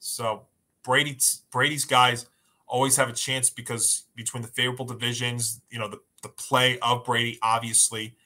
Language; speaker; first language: English; native; English